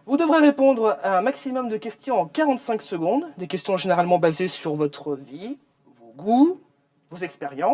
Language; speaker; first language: French; native; French